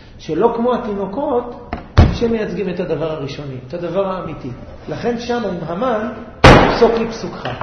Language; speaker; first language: Hebrew; native; Hebrew